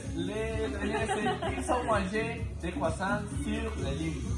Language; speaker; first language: French; non-native, learner; Spanish